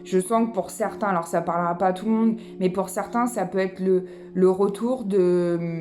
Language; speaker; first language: French; native; French